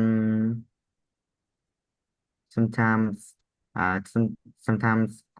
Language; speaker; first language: English; non-native, learner; Vietnamese